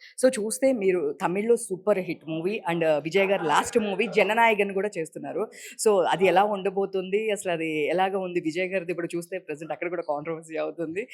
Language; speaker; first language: Telugu; native; Telugu